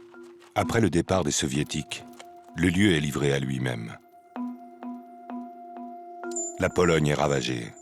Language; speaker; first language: French; native; French